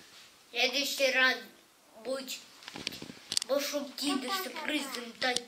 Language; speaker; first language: Russian; early bilingual, other home language; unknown